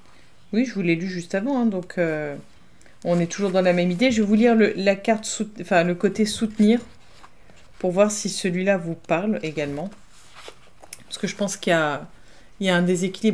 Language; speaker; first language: French; native; French